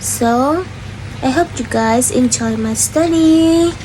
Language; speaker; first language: English; non-native, learner; Indonesian